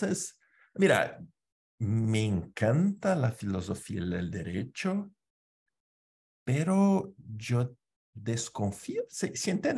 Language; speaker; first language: Spanish; non-native, fluent; Portuguese